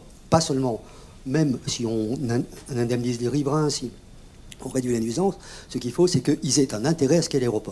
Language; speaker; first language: French; native; French